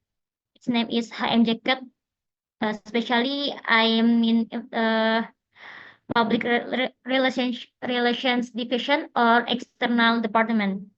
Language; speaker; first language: English; non-native, learner; Indonesian